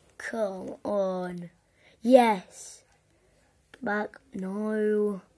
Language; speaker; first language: English; native; English